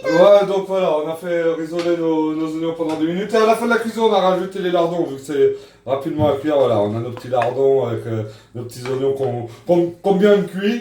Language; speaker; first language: French; native; French